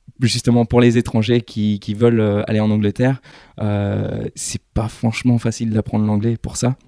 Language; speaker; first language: French; early bilingual, other home language; English